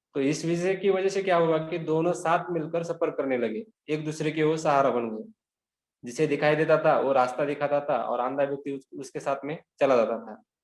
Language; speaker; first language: Hindi; non-native, local second language; Marathi